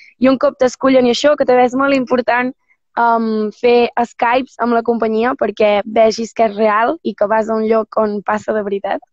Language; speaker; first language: Catalan; native; Catalan